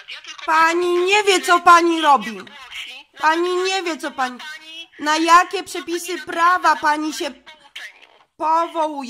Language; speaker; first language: Polish; native; Polish